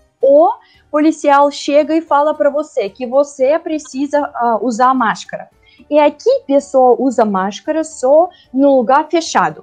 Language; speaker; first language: Portuguese; non-native, learner; Russian